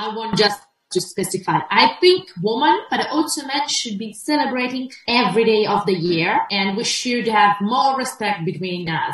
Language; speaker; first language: English; non-native, fluent; Italian